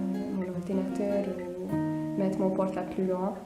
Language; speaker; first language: French; non-native, fluent; Hungarian